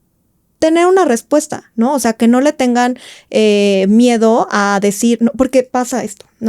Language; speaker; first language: Spanish; native; Spanish